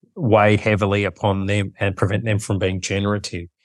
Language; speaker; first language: English; native; English